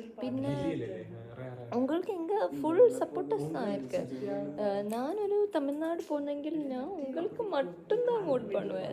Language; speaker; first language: Tamil; non-native, learner; Malayalam